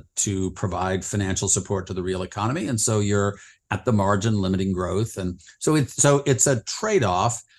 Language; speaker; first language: English; native; English